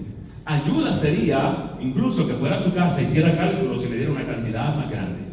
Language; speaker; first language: Spanish; native; Spanish